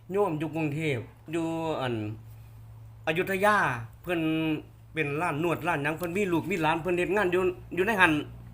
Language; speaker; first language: Thai; native; Thai